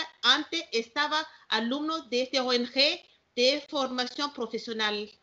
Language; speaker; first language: Spanish; non-native, learner; Malagasy